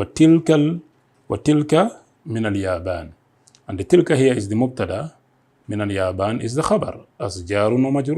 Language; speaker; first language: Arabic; non-native, fluent; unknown